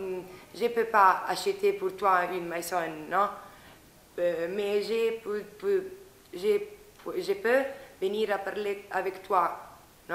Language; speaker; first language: French; non-native, learner; Spanish